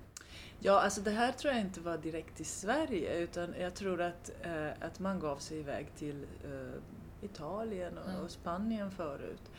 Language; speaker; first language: Swedish; non-native, fluent; Romanian